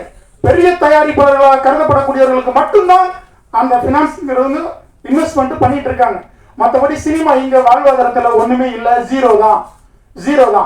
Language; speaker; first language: Tamil; native; Tamil